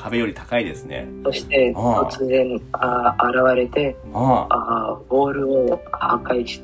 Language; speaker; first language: Japanese; non-native, learner; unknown